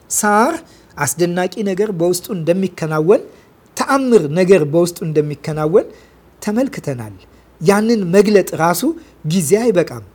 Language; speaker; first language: Amharic; native; Amharic